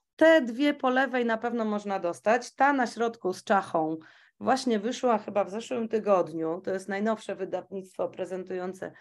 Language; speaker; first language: Polish; native; Polish